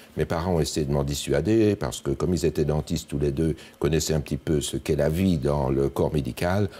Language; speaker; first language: French; native; French